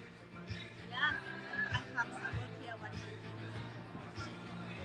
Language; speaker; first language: English; non-native, learner; Thai